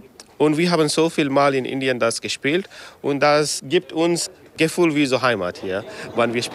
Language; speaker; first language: German; non-native, learner; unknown